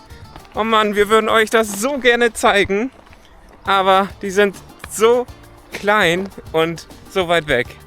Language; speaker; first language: German; native; German